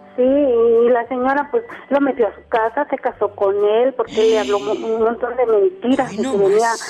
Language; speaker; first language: Spanish; native; Spanish